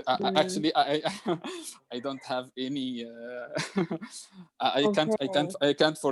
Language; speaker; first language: English; non-native, learner; Arabic